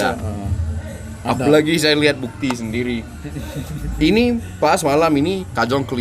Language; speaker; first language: Indonesian; non-native, fluent; English